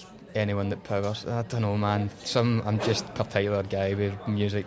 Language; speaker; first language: English; native; English